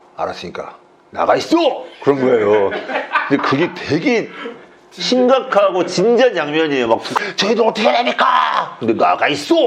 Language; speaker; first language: Korean; native; Korean